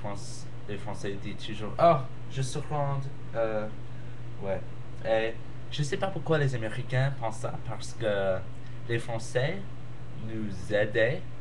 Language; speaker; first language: French; non-native, learner; English